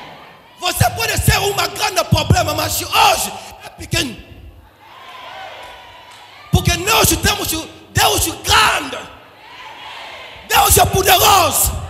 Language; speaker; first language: Portuguese; non-native, learner; Lingala